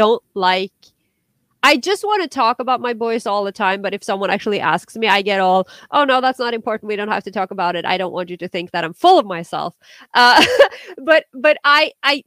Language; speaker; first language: English; non-native, fluent; Norwegian